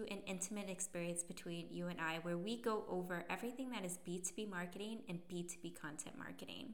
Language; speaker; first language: English; native; English